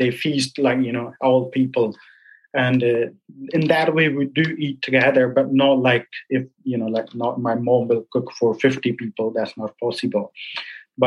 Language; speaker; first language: English; non-native, local second language; Punjabi